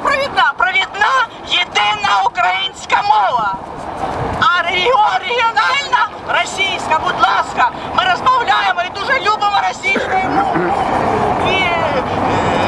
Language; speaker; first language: Ukrainian; non-native, local second language; Russian